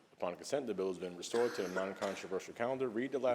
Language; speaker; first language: English; native; English